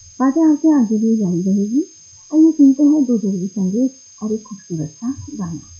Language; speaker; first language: Hindi; native; Hindi